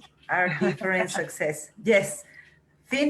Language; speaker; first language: English; non-native, learner; Spanish